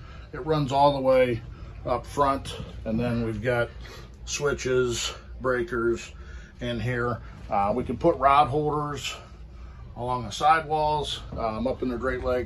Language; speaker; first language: English; native; English